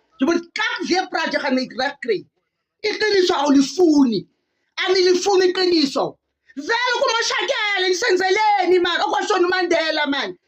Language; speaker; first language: Zulu; non-native, local second language; Southern Sotho